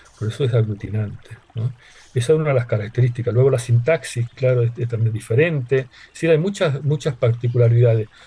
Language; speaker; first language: Spanish; early bilingual, other home language; Hungarian